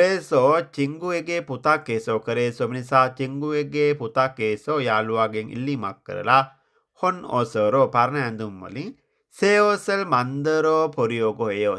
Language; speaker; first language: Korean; non-native, fluent; Sinhala